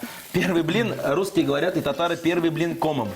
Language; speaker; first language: Russian; native; Russian